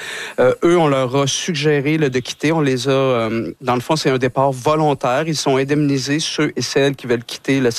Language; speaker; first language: French; native; French